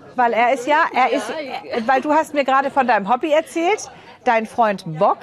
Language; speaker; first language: German; native; German